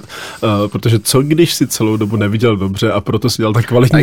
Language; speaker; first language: Czech; native; Czech